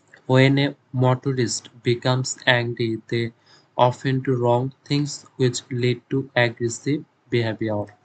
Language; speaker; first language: English; non-native, local second language; Bangla